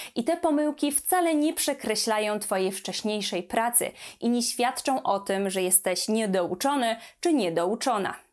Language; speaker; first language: Polish; native; Polish